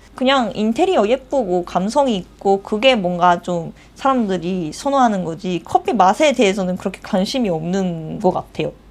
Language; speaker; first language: Korean; non-native, fluent; Japanese